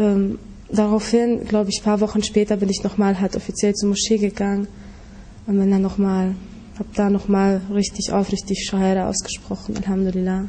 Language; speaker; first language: German; early bilingual, other home language; Polish